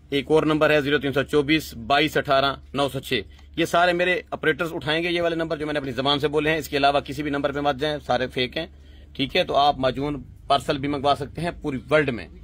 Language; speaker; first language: Urdu; non-native, local second language; Punjabi